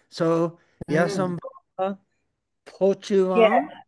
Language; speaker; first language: Slovak; non-native, learner; English